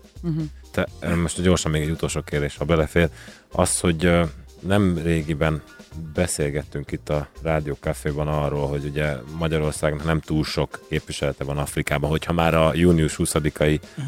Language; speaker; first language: Hungarian; native; Hungarian